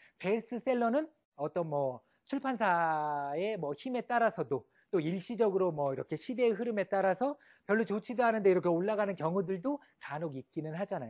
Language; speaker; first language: Korean; native; Korean